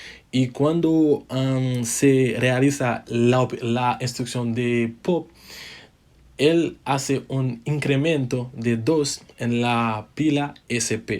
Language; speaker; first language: Spanish; non-native, fluent; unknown